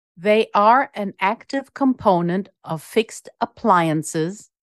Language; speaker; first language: English; non-native, fluent; German